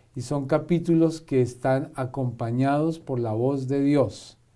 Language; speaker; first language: Spanish; native; Spanish